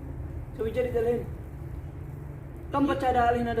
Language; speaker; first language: Arabic; non-native, learner; Filipino